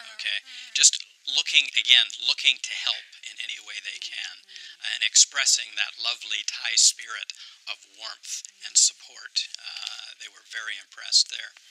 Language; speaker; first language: English; native; English